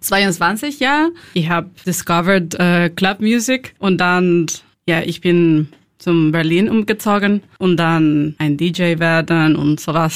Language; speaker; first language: German; non-native, learner; Spanish